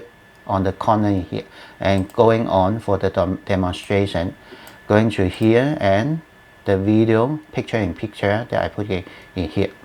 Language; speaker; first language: English; non-native, learner; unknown